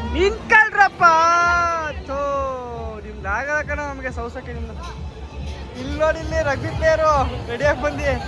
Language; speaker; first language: Kannada; native; Kannada